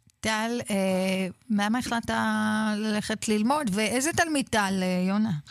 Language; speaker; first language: Hebrew; native; Hebrew